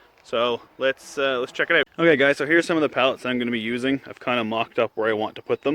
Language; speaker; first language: English; native; English